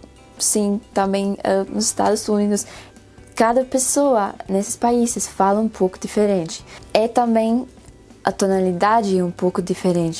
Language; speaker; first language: Portuguese; non-native, fluent; Spanish